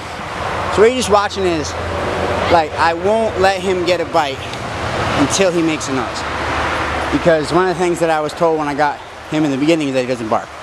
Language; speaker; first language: English; native; English